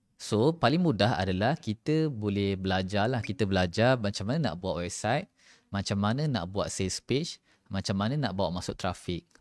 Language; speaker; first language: Malay; native; Malay